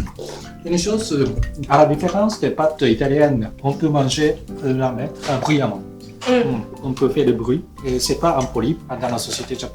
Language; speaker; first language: French; non-native, fluent; Japanese